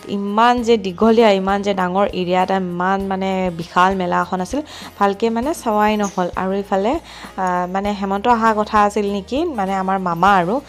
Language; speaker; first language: Assamese; non-native, local second language; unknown